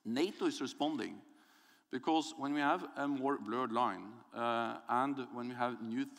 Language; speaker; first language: English; non-native, fluent; Norwegian